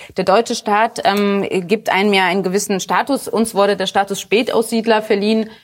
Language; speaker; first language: German; early bilingual, other home language; Polish